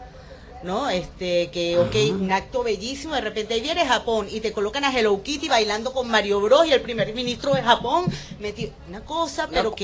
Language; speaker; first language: Spanish; native; Spanish